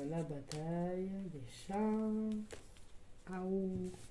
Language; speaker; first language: French; native; French